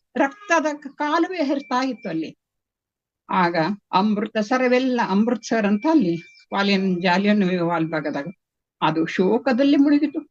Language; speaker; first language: Kannada; native; Kannada